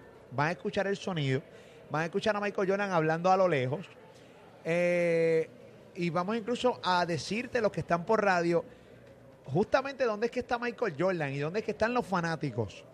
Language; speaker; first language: Spanish; native; Spanish